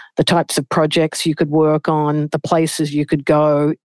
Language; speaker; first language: English; native; English